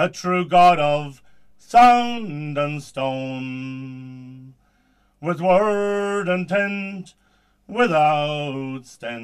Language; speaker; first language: English; native; English